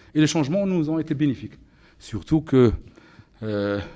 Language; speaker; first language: French; non-native, local second language; Arabic